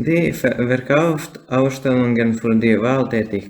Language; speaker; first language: German; non-native, learner; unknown